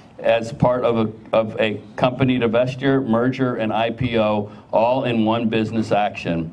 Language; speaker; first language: English; native; English